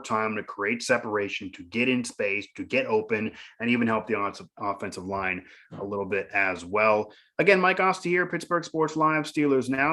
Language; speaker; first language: English; native; English